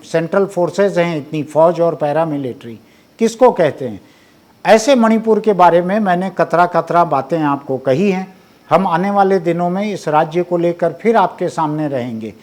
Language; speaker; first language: Hindi; native; Hindi